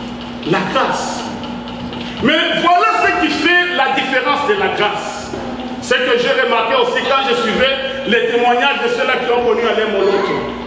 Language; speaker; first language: French; non-native, local second language; Lingala